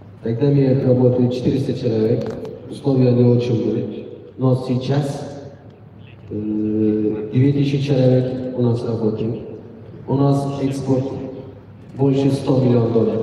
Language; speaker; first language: Russian; non-native, learner; Turkish